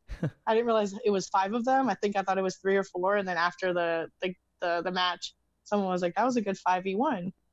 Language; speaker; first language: English; native; English